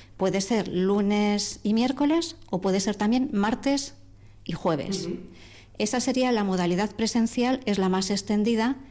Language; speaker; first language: Spanish; native; Spanish